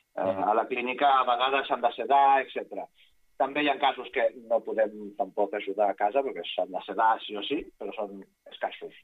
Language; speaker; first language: Catalan; non-native, fluent; Italian